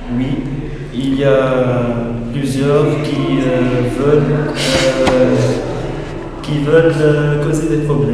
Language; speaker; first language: French; non-native, local second language; Arabic